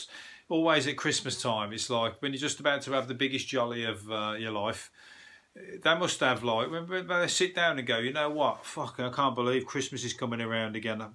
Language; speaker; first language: English; native; English